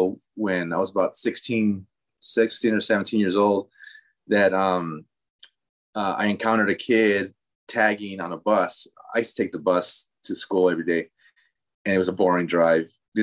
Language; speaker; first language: English; early bilingual, other home language; Spanish